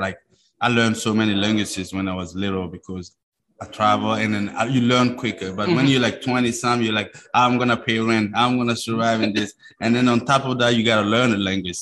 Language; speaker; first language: English; non-native, fluent; Mossi